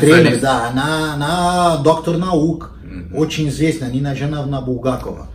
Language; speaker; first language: Russian; non-native, fluent; Portuguese